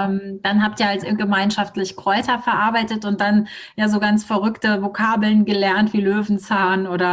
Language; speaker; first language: German; native; German